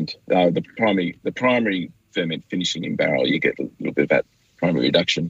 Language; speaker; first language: English; native; English